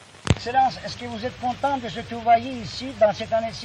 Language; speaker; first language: French; non-native, fluent; Turkish